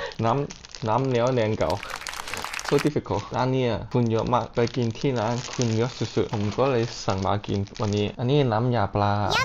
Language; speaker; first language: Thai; non-native, learner; English